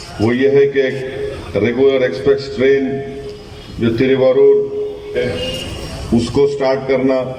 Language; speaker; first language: Urdu; native; Urdu